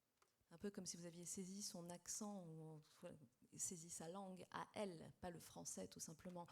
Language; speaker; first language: French; native; French